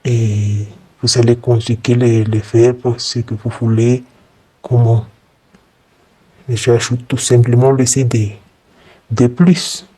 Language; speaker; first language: French; non-native, fluent; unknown